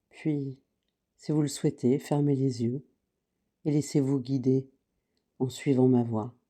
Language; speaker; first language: French; native; French